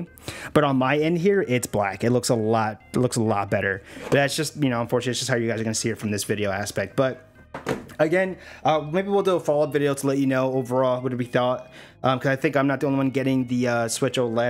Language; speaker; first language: English; native; English